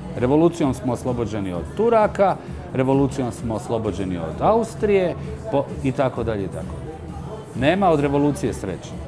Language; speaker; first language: Croatian; native; Croatian